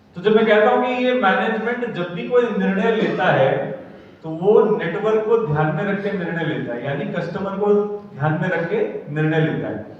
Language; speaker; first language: Hindi; native; Hindi